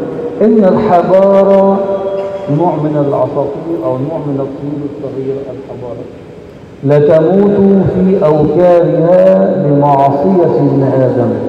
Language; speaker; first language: Arabic; native; Arabic